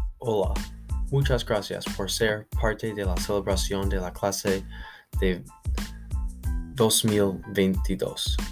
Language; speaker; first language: Spanish; non-native, learner; English